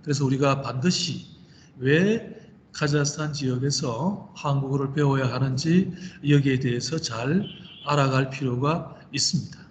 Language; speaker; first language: Korean; native; Korean